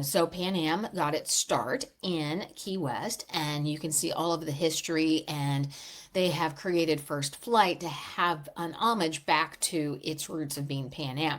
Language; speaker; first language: English; native; English